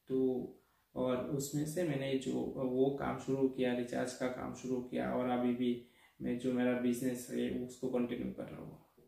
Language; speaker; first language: Hindi; non-native, local second language; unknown